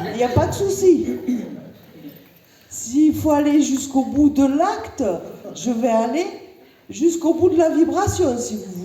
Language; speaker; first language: French; native; French